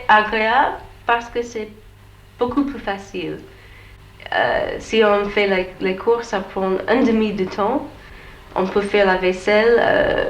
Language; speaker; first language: French; non-native, learner; English